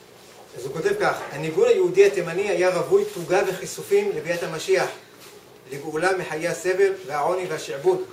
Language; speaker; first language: Hebrew; native; Hebrew